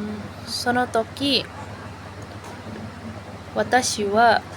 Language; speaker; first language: Japanese; non-native, learner; Indonesian